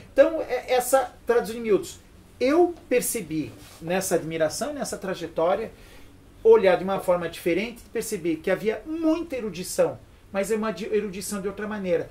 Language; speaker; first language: Portuguese; early bilingual, other home language; French